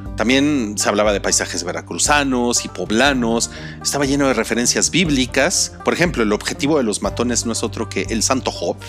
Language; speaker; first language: Spanish; native; Spanish